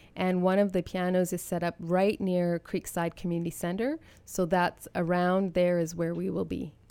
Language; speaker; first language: English; native; English